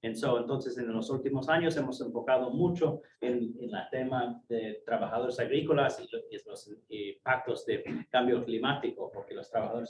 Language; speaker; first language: Spanish; non-native, fluent; English